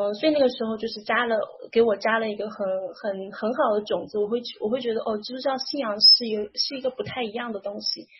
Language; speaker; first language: Chinese; native; Chinese